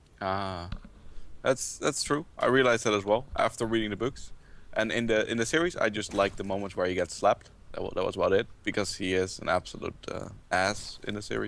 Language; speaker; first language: English; non-native, fluent; Dutch